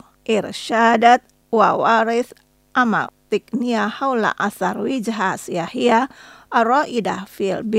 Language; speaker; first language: Arabic; non-native, fluent; Indonesian